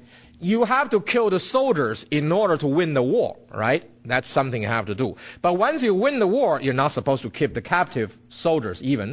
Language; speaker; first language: English; non-native, fluent; Chinese